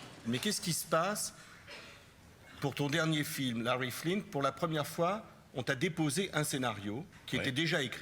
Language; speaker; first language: French; native; French